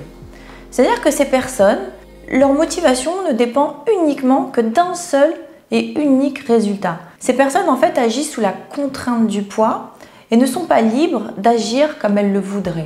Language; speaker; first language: French; native; French